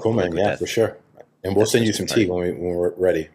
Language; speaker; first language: English; native; English